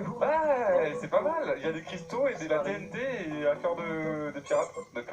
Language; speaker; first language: French; native; French